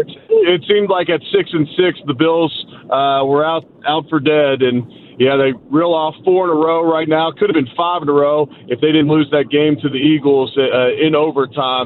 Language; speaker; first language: English; native; English